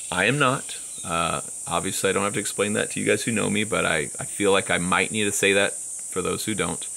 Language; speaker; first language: English; native; English